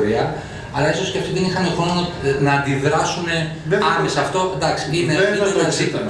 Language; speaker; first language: Greek; native; Greek